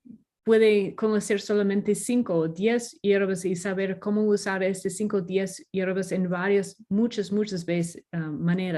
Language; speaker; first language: Spanish; non-native, learner; English